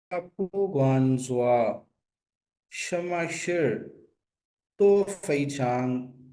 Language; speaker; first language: Chinese; non-native, learner; Urdu